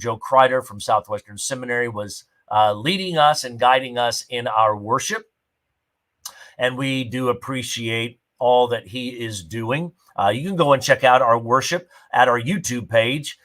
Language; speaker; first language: English; native; English